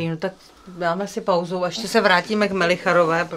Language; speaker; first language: Czech; native; Czech